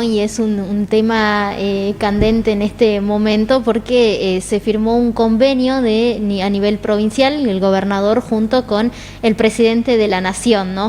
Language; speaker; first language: Spanish; native; Spanish